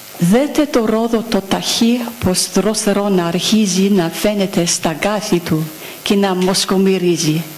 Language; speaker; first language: Greek; non-native, fluent; English